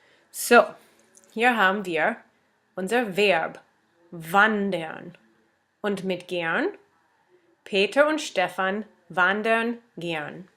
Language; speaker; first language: German; non-native, fluent; English